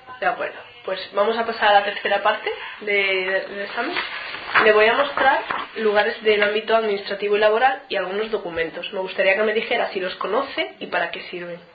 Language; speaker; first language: Spanish; native; Spanish